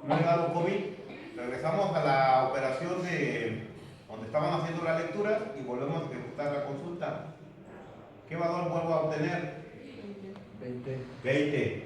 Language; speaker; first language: Spanish; native; Spanish